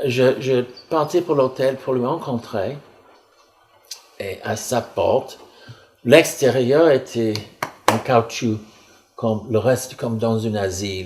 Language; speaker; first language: French; non-native, fluent; English